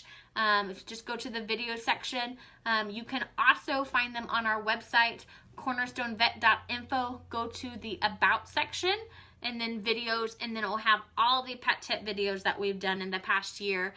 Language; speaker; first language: English; native; English